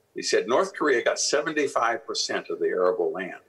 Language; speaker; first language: English; native; English